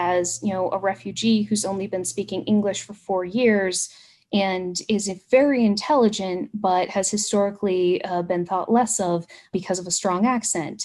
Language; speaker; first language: English; native; English